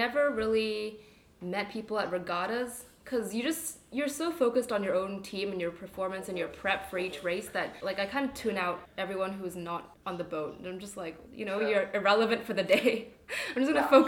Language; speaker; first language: English; non-native, local second language; Cantonese